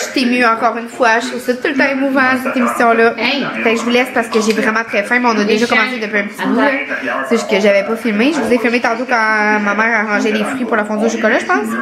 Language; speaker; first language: French; native; French